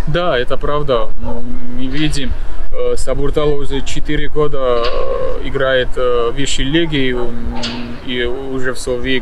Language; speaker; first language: Russian; non-native, learner; Georgian